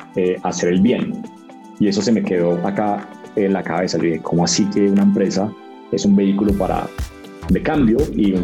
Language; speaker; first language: Spanish; native; Spanish